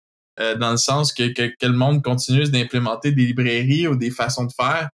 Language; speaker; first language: French; native; French